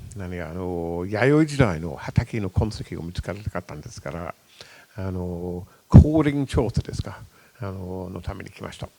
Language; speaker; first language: Japanese; non-native, fluent; English